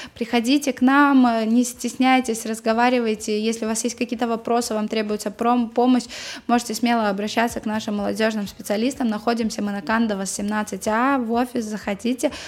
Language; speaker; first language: Russian; native; Russian